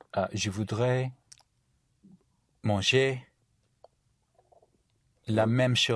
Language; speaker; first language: French; non-native, learner; English